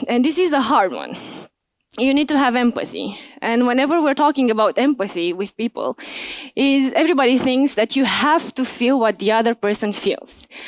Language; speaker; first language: English; non-native, fluent; Romanian